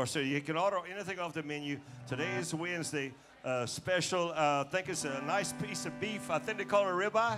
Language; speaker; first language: English; native; English